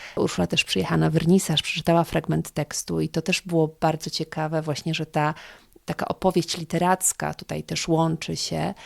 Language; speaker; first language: Polish; native; Polish